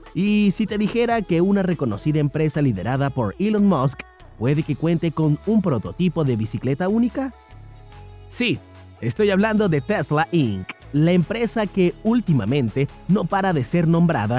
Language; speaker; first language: Spanish; native; Spanish